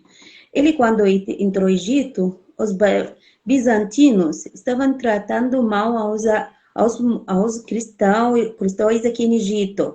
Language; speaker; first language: Portuguese; non-native, fluent; Arabic